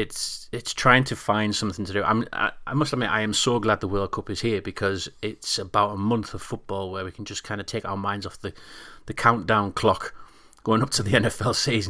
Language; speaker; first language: English; native; English